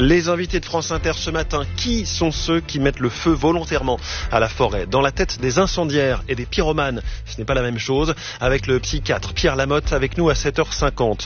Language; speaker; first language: French; native; French